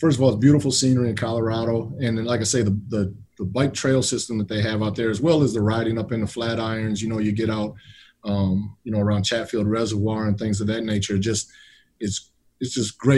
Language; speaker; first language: English; native; English